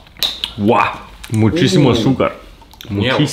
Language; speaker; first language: Spanish; non-native, fluent; Russian